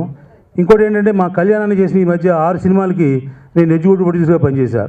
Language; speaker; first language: Telugu; native; Telugu